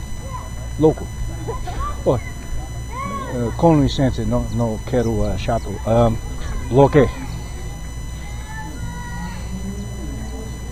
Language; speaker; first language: Portuguese; non-native, learner; English